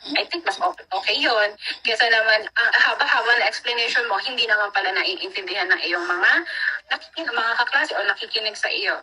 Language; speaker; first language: Filipino; native; Filipino